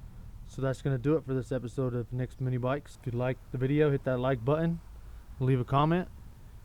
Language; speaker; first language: English; native; English